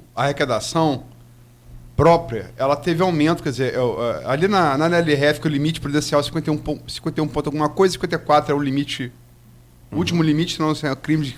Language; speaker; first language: Portuguese; native; Portuguese